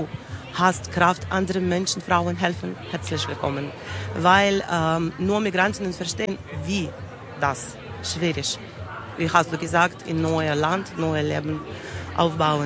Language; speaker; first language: German; non-native, learner; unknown